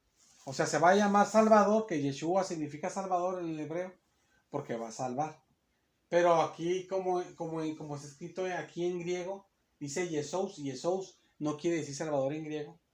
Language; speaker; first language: Spanish; native; Spanish